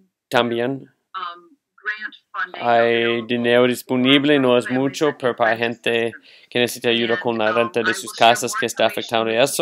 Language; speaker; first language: Spanish; non-native, learner; English